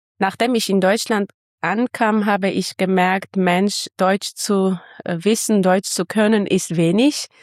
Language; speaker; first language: German; non-native, fluent; Armenian